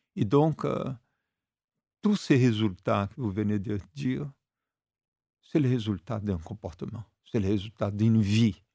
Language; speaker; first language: French; non-native, fluent; Portuguese